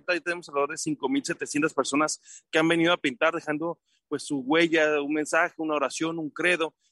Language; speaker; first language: Spanish; native; Spanish